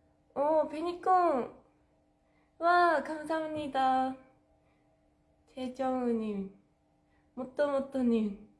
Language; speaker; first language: Korean; non-native, fluent; Japanese